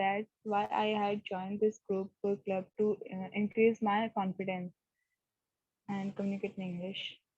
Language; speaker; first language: English; non-native, learner; Hindi